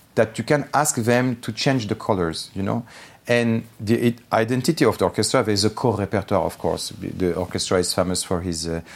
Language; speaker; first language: English; non-native, fluent; Armenian